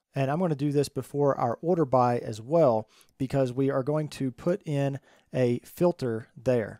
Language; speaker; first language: English; native; English